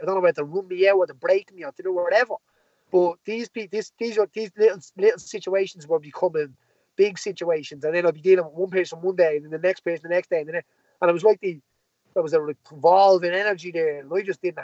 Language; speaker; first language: English; native; English